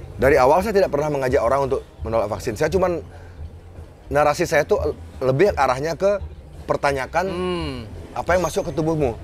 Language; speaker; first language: Indonesian; native; Indonesian